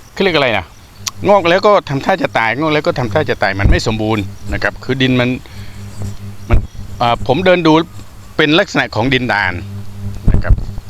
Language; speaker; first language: Thai; non-native, local second language; Khmer